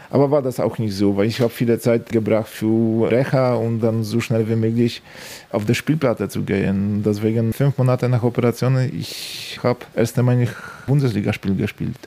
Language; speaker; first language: German; non-native, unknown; Polish